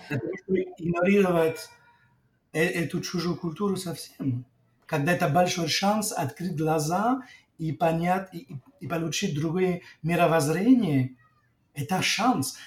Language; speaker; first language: Russian; non-native, fluent; French